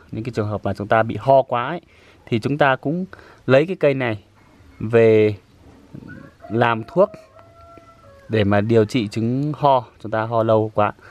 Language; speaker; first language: Vietnamese; non-native, local second language; Iu Mien